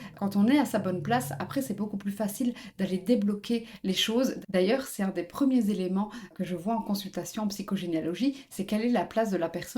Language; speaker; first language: French; native; French